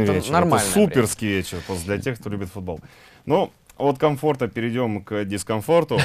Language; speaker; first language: Russian; native; Russian